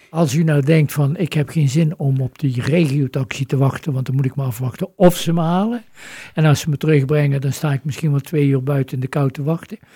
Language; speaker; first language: Dutch; native; Dutch